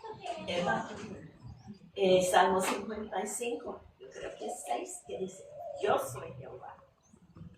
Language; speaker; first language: Spanish; non-native, fluent; English